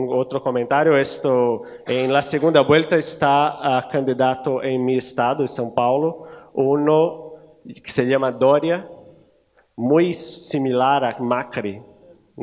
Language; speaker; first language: Spanish; non-native, learner; Portuguese